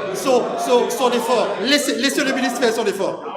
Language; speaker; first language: French; non-native, local second language; Morisyen